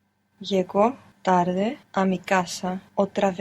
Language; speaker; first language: Spanish; non-native, learner; English